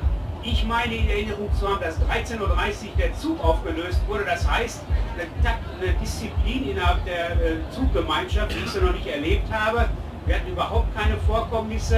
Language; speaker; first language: German; native; German